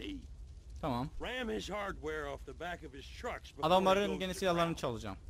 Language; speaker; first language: Turkish; native; Turkish